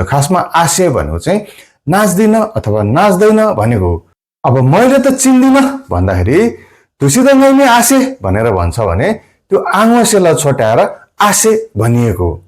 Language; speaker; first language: Nepali; non-native, local second language; Gurung